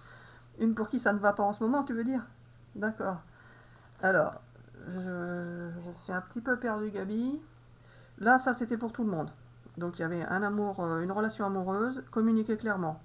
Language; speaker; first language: French; native; French